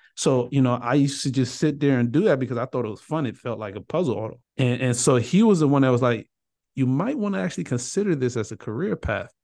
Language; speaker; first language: English; early bilingual, other home language; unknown